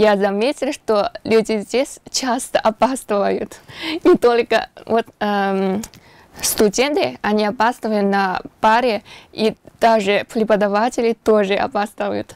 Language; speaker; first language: Russian; non-native, learner; Chinese